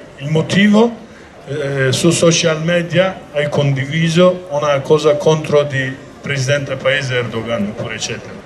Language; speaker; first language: Italian; non-native, learner; Kurdish